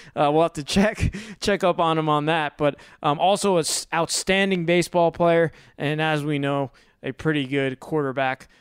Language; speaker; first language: English; native; English